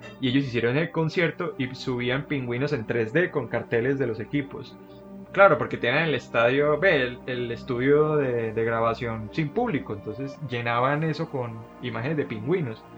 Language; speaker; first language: Spanish; native; Spanish